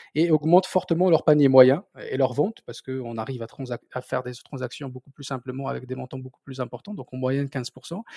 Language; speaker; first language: French; non-native, local second language; Berber languages